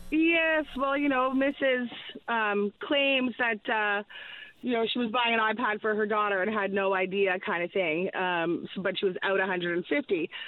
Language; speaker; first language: English; native; English